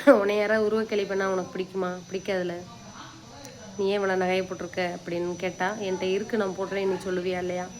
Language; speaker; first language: Tamil; native; Tamil